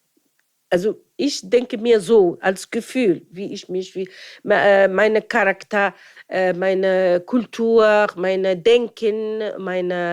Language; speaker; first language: German; non-native, fluent; Arabic